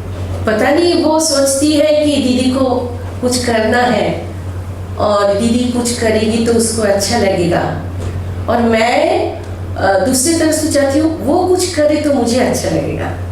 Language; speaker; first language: Hindi; non-native, local second language; Bangla